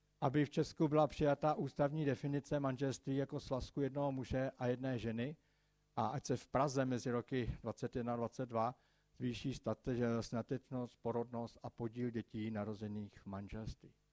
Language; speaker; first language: Czech; native; Czech